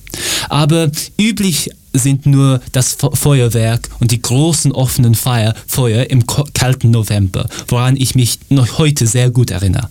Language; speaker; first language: German; non-native, fluent; English